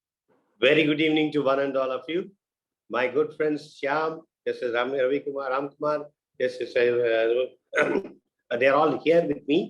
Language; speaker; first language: English; non-native, local second language; Tamil